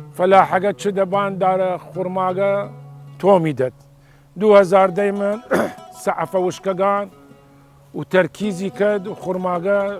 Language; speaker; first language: Central Kurdish; native; Central Kurdish